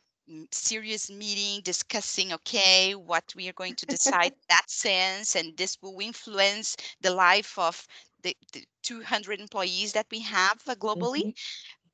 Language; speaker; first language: English; non-native, fluent; Portuguese